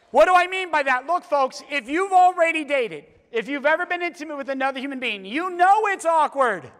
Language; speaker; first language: English; native; English